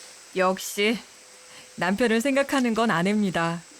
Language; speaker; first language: Korean; native; Korean